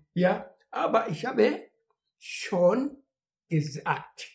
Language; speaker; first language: German; non-native, learner; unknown